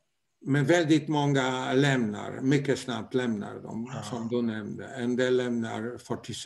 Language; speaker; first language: Swedish; non-native, fluent; Polish